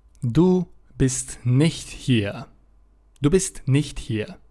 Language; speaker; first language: German; non-native, fluent; Romanian